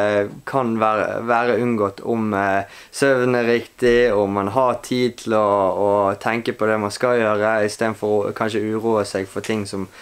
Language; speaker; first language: Norwegian; native; Norwegian